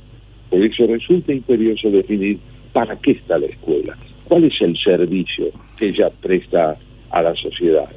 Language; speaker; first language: Spanish; native; Spanish